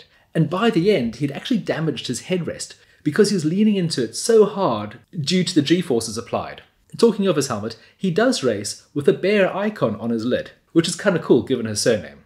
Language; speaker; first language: English; native; English